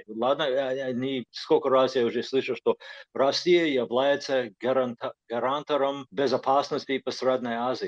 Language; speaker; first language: Russian; non-native, fluent; English